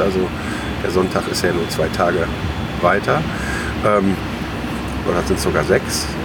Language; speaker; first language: German; native; German